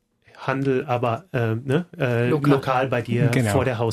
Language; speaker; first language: German; native; German